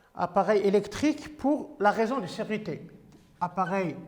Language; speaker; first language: French; non-native, local second language; Arabic